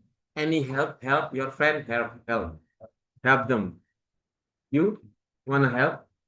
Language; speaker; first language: English; non-native, learner; Indonesian